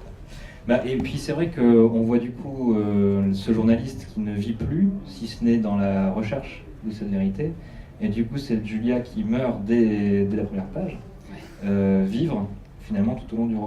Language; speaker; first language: French; native; French